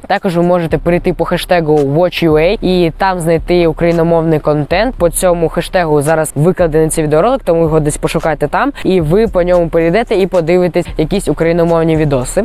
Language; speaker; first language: Ukrainian; non-native, local second language; Russian